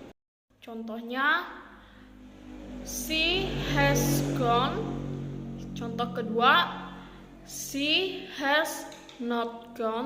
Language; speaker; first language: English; non-native, learner; Indonesian